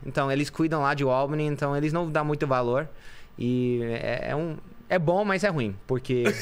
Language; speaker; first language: Portuguese; non-native, fluent; English